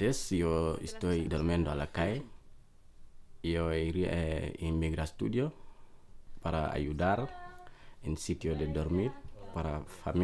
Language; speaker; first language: Spanish; non-native, learner; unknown